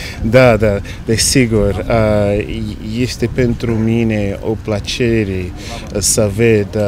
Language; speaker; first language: Romanian; non-native, fluent; English